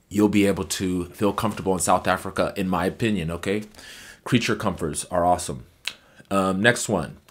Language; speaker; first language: English; native; English